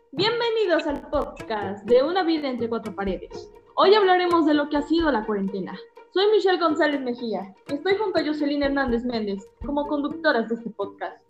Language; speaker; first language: Spanish; native; Spanish